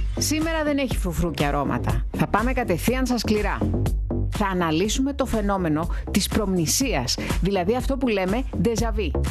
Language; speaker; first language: Greek; native; Greek